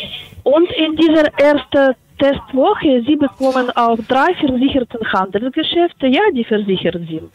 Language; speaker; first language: German; non-native, fluent; Polish